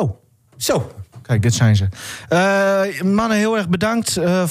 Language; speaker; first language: Dutch; native; Dutch